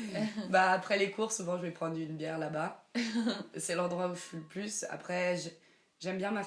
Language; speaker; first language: French; native; French